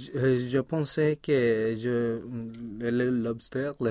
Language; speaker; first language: French; non-native, learner; Spanish